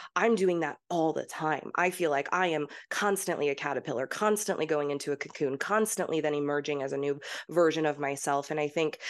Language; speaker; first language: English; early bilingual, heritage; English